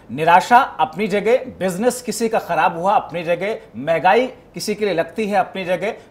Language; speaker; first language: Hindi; native; Hindi